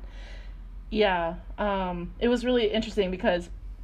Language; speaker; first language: English; native; English